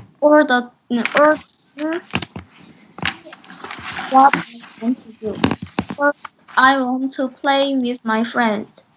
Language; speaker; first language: English; non-native, learner; Korean